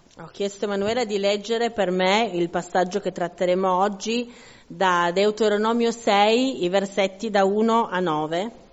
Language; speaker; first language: Italian; native; Italian